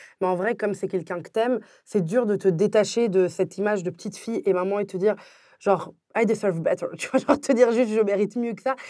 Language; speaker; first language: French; early bilingual, other home language; Arabic